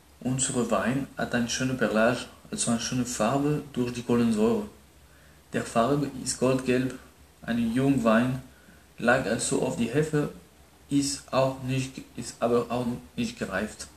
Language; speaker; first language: German; non-native, learner; Spanish